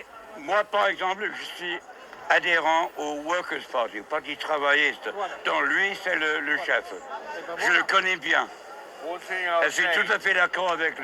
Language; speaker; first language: French; non-native, fluent; English